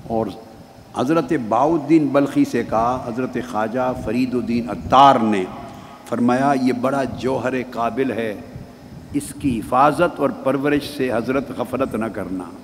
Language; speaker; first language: Urdu; non-native, local second language; Punjabi